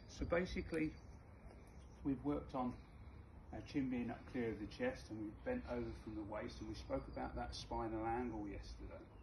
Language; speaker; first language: English; native; English